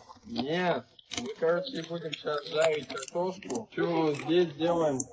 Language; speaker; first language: Russian; native; Russian